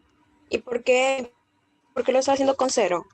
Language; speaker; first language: Spanish; native; Spanish